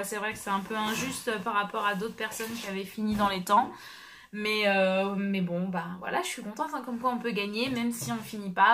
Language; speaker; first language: French; native; French